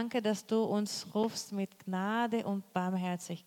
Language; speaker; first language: German; non-native, learner; Portuguese